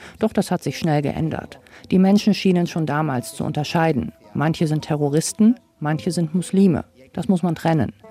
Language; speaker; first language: German; native; German